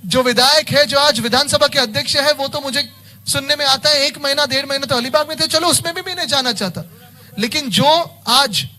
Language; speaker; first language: Hindi; non-native, local second language; Marathi